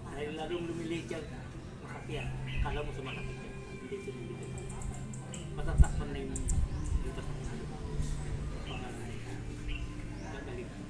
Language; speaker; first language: Filipino; non-native, local second language; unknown